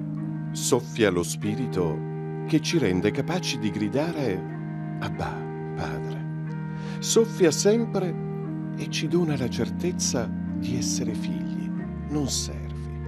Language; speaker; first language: Italian; native; Italian